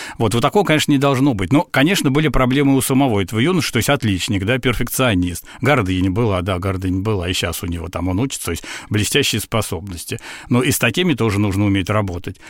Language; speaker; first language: Russian; native; Russian